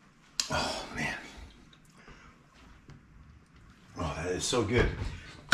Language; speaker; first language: English; native; English